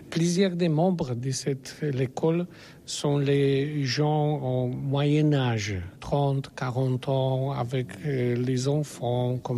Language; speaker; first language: French; non-native, learner; Polish